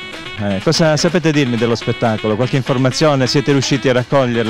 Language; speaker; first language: Italian; native; Italian